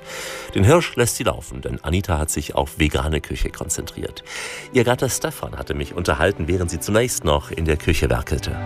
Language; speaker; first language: German; native; German